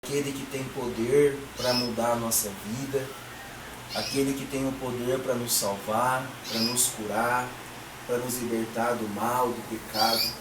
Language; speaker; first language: Portuguese; native; Portuguese